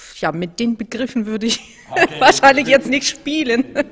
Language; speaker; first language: German; non-native, fluent; Russian